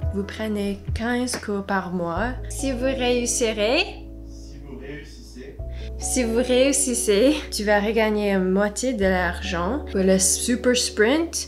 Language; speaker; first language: French; non-native, learner; English